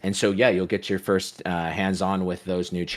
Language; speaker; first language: English; native; English